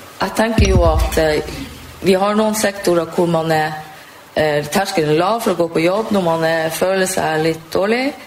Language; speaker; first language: Norwegian; native; Norwegian